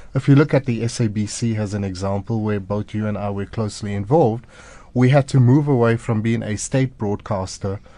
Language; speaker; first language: English; native; English